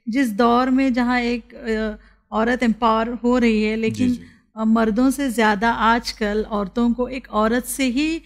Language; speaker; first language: Hindi; non-native, local second language; Urdu